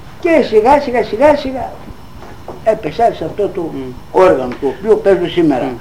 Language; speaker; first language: Greek; native; Greek